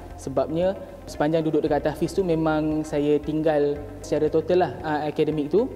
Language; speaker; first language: Malay; native; Malay